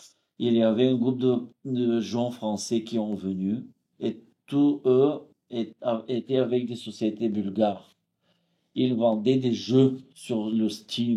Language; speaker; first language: French; non-native, fluent; Bulgarian